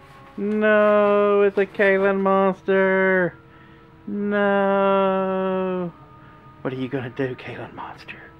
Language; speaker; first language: English; native; English